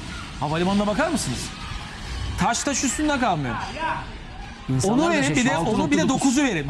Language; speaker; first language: Turkish; native; Turkish